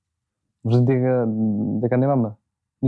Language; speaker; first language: Macedonian; early bilingual, heritage; German